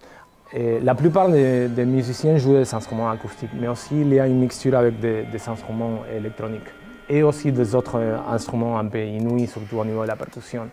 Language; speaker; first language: French; non-native, fluent; Spanish